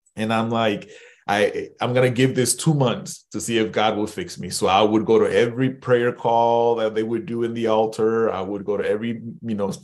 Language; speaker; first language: English; early bilingual, other home language; Spanish